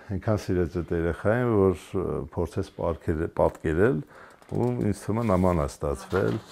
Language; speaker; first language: Armenian; native; Armenian